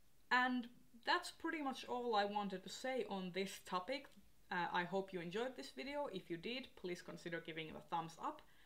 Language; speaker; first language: English; non-native, fluent; Finnish